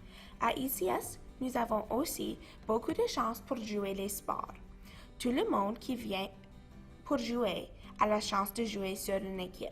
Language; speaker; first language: French; non-native, local second language; English